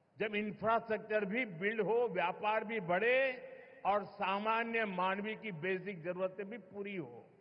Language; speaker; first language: Hindi; native; Hindi